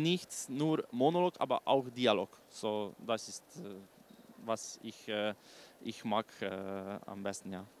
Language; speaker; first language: German; non-native, learner; Slovenian